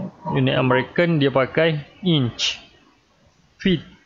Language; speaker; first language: English; non-native, local second language; Malay